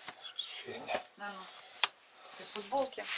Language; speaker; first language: Russian; native; Russian